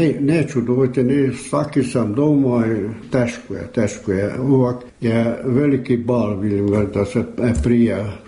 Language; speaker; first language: Serbian; early bilingual, heritage; Serbian